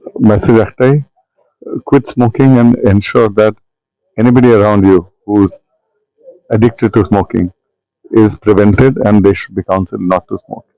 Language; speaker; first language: English; non-native, local second language; Bangla